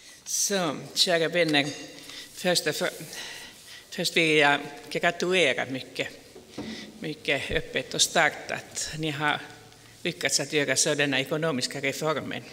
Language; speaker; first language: Swedish; non-native, fluent; Finnish